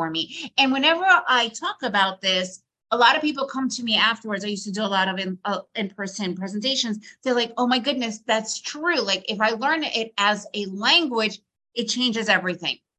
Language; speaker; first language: English; early bilingual, other home language; Russian